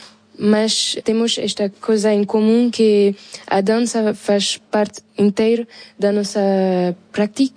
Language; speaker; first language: Portuguese; non-native, fluent; French